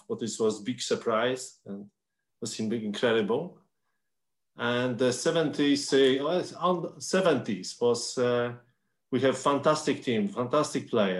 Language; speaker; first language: English; non-native, learner; Polish